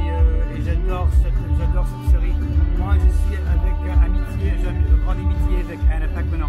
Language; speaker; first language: French; non-native, learner; English